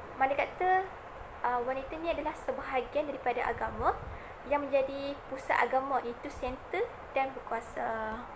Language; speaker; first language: Malay; native; Malay